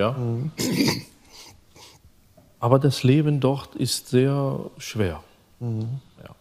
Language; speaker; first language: German; non-native, fluent; Arabic